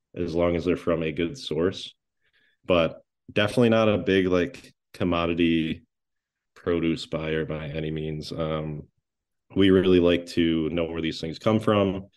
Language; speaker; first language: English; native; English